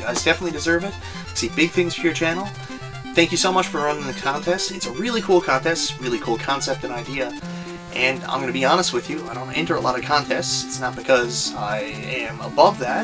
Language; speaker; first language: English; native; English